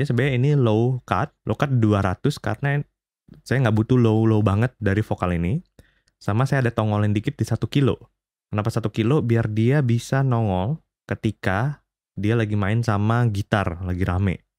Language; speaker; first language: Indonesian; native; Indonesian